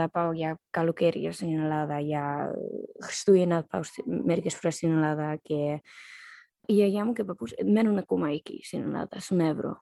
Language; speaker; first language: Greek; early bilingual, heritage; Dutch